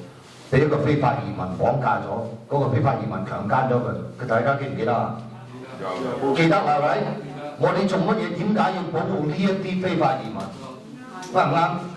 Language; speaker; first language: Cantonese; native; Cantonese